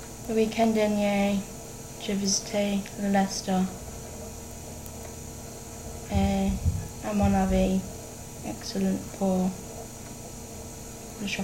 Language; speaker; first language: French; non-native, learner; English